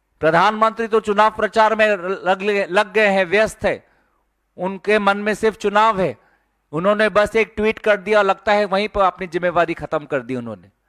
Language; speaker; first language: Hindi; non-native, local second language; Assamese